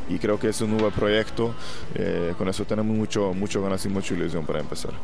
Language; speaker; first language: Spanish; non-native, fluent; Hungarian